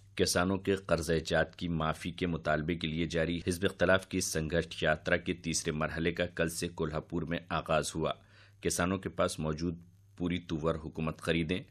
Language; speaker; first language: Urdu; native; Urdu